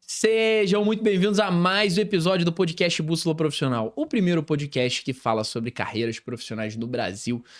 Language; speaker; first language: Portuguese; native; Portuguese